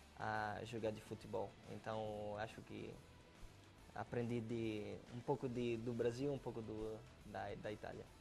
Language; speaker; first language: Portuguese; early bilingual, heritage; Italian